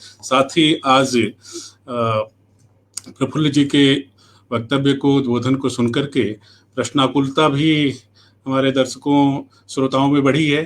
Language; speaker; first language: Hindi; native; Hindi